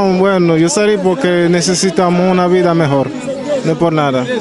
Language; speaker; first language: Spanish; non-native, learner; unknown